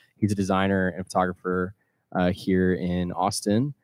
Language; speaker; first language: English; native; English